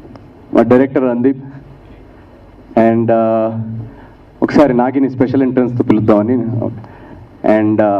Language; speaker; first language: Telugu; native; Telugu